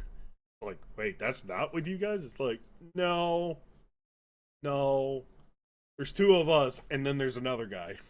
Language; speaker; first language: English; native; English